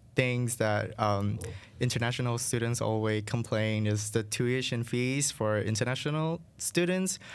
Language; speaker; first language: English; non-native, fluent; Vietnamese